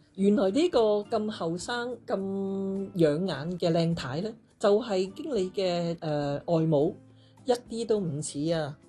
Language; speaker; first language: Cantonese; native; Cantonese